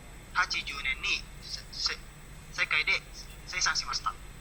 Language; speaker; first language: Japanese; non-native, learner; Indonesian